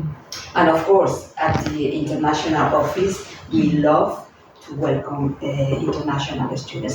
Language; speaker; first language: English; non-native, fluent; Spanish